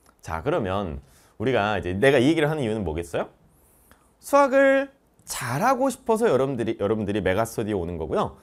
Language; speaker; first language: Korean; native; Korean